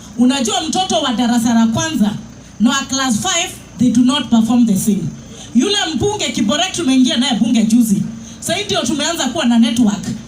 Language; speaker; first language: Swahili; non-native, local second language; Kikuyu